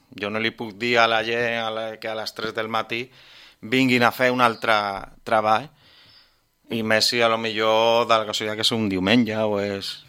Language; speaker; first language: Catalan; non-native, local second language; Spanish